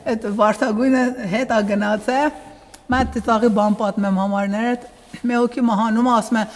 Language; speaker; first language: Armenian; early bilingual, heritage; Armenian